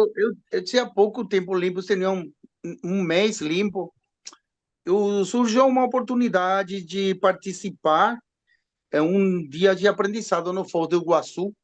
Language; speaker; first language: Portuguese; non-native, learner; Spanish